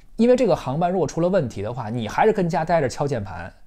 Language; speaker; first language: Chinese; native; Chinese